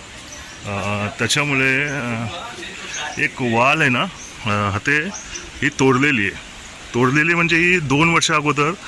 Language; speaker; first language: Marathi; non-native, local second language; Urdu